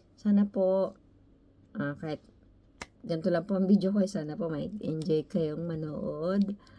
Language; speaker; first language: Filipino; native; Filipino